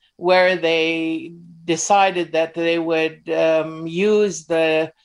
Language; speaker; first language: English; native; English